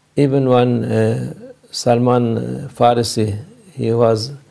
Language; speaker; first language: English; non-native, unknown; Turkish